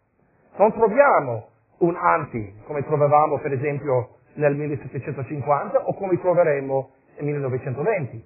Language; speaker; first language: Italian; non-native, fluent; English